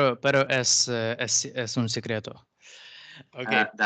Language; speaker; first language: Spanish; non-native, learner; Russian